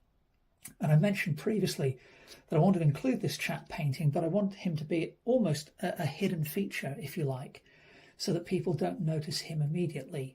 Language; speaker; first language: English; native; English